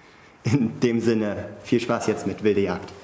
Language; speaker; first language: German; native; German